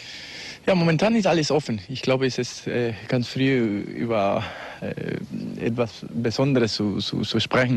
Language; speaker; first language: German; non-native, fluent; Spanish